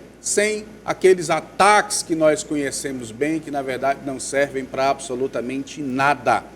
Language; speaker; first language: Portuguese; native; Portuguese